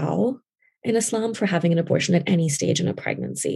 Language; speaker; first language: English; non-native, local second language; Urdu